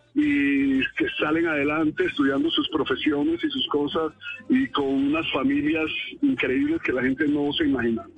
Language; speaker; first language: Spanish; native; Spanish